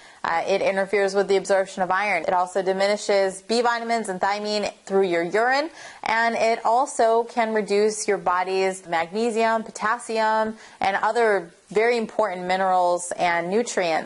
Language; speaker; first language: English; native; English